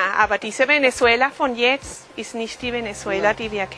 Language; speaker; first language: German; early bilingual, heritage; German